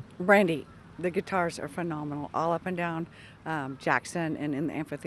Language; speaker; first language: English; native; English